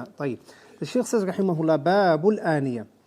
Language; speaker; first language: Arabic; non-native, fluent; English